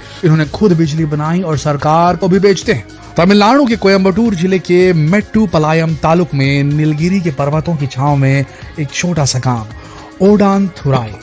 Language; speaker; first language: Hindi; native; Hindi